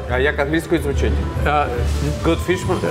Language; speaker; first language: Ukrainian; native; Ukrainian